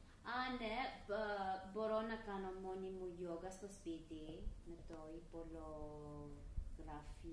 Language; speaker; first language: Greek; early bilingual, heritage; English